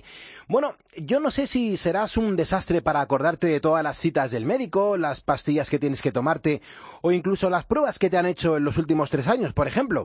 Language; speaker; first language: Spanish; native; Spanish